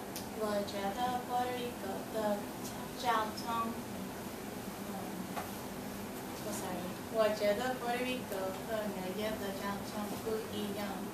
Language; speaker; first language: Chinese; non-native, learner; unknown